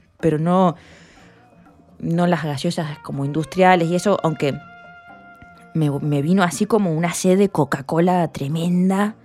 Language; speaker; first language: Spanish; native; Spanish